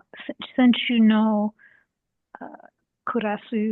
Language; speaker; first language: Japanese; non-native, learner; English